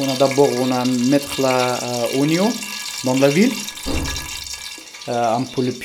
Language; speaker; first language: French; non-native, learner; Pashto